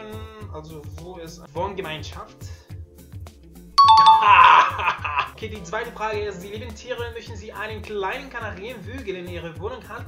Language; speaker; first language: German; non-native, learner; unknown